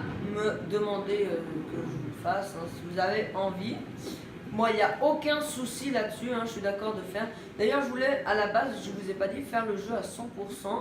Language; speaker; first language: French; native; French